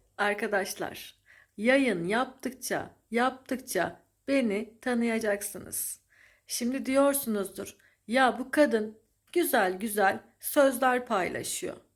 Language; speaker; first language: Turkish; native; Turkish